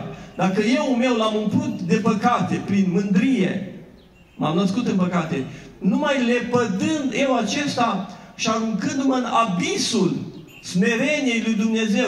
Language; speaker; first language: Romanian; native; Romanian